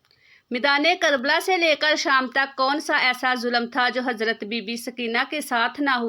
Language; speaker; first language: Urdu; native; Urdu